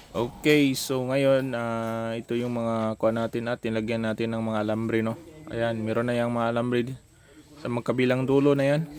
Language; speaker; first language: Filipino; non-native, local second language; Cebuano